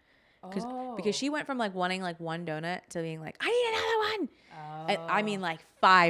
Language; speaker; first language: English; native; English